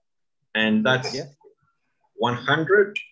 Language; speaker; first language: English; non-native, fluent; Spanish